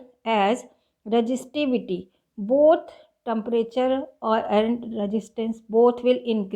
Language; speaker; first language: English; non-native, local second language; Hindi